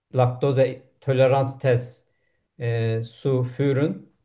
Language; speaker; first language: German; non-native, learner; Turkish